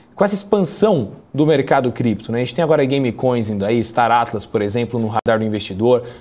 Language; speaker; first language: Portuguese; native; Portuguese